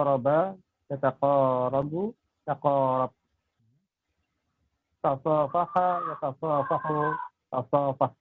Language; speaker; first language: Arabic; non-native, learner; Indonesian